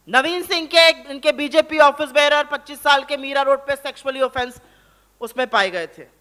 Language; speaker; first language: Hindi; native; Hindi